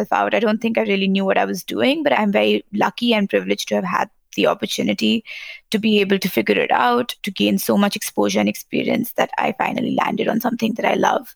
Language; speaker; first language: English; non-native, local second language; Hindi